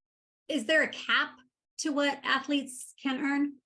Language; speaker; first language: English; native; English